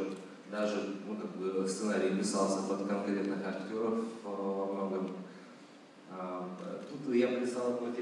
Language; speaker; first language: Russian; native; Russian